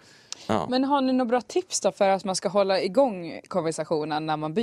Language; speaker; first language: Swedish; native; Swedish